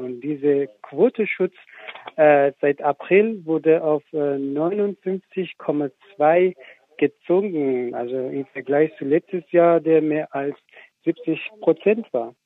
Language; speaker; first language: German; non-native, fluent; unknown